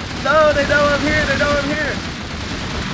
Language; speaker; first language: English; native; English